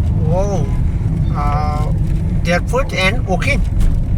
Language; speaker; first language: English; non-native, learner; Nepali